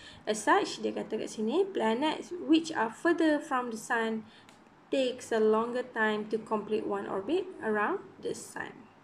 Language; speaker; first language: English; non-native, local second language; Malay